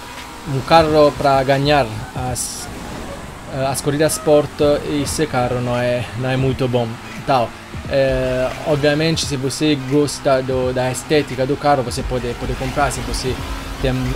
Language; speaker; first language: Portuguese; non-native, learner; Italian